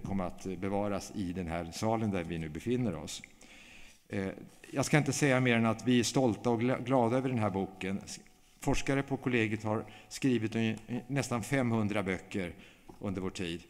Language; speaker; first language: Swedish; native; Swedish